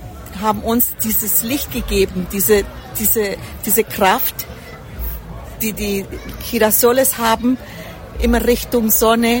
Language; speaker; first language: German; early bilingual, heritage; German